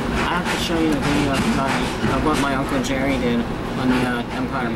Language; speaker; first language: English; native; English